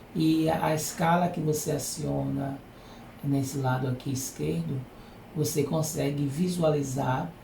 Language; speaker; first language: Portuguese; native; Portuguese